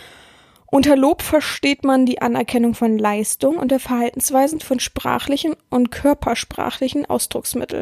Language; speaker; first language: German; native; German